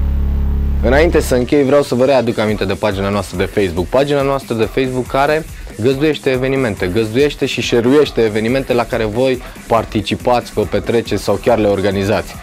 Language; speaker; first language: Romanian; native; Romanian